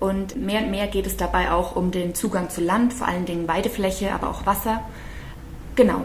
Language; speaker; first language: German; native; German